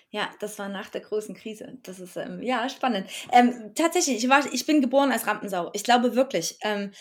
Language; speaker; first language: German; native; German